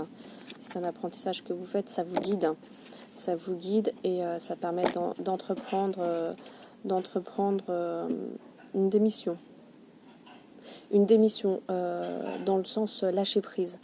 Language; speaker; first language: French; native; French